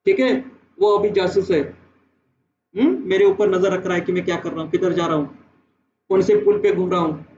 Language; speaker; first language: Hindi; non-native, local second language; Marathi